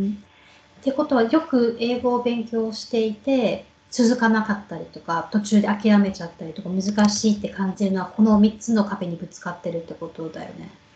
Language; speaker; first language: Japanese; native; Japanese